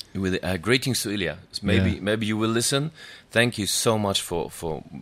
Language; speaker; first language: English; non-native, fluent; German